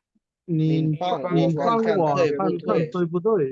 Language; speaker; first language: Chinese; non-native, learner; Bangla